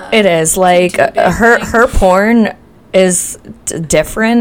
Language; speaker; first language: English; native; English